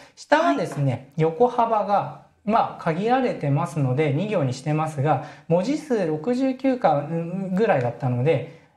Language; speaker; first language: Japanese; native; Japanese